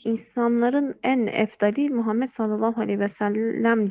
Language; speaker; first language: Turkish; native; Turkish